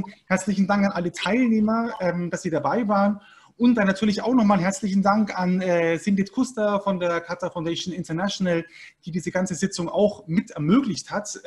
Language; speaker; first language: German; native; German